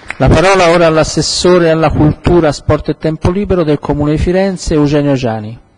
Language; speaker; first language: Italian; native; Italian